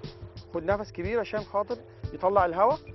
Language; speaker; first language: Arabic; native; Arabic